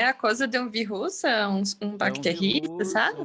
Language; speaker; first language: French; non-native, learner; Portuguese